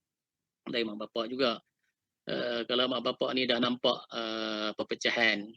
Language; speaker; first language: Malay; native; Malay